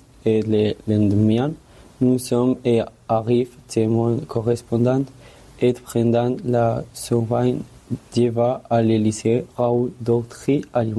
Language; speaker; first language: French; non-native, learner; Spanish